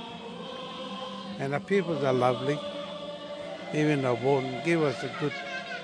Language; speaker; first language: English; native; English